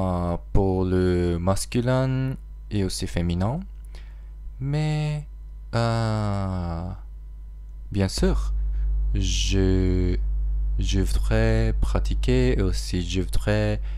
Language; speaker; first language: French; non-native, learner; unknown